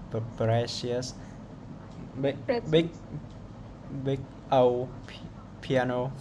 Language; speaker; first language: English; non-native, learner; Vietnamese